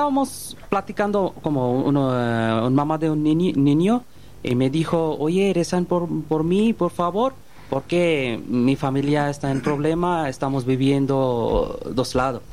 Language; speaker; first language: Spanish; non-native, learner; Bangla